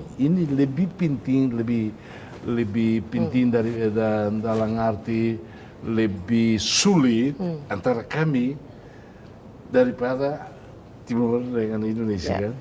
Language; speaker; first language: Indonesian; non-native, fluent; Tetum